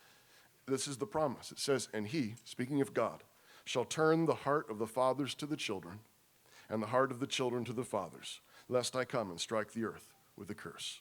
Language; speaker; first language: English; native; English